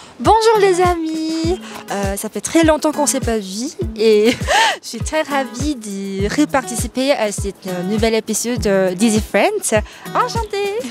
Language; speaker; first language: French; non-native, fluent; Korean